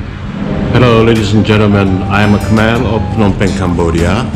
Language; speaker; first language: English; non-native, fluent; Khmer